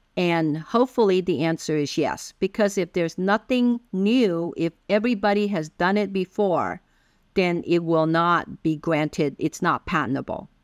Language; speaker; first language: English; early bilingual, other home language; Min Nan Chinese